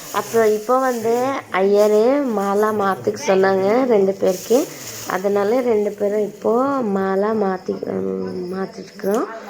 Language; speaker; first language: Tamil; non-native, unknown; Assamese